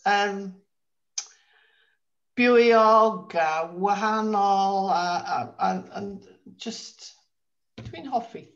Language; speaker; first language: Welsh; non-native, learner; English